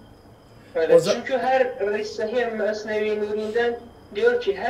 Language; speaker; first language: Turkish; non-native, learner; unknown